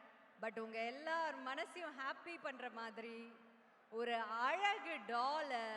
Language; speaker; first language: Tamil; native; Tamil